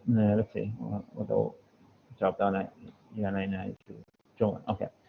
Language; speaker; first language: Chinese; non-native, fluent; English